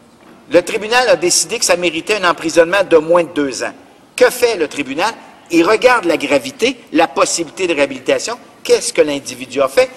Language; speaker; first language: French; native; French